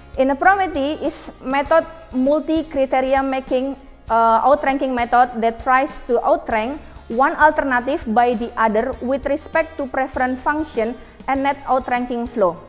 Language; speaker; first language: English; non-native, learner; Indonesian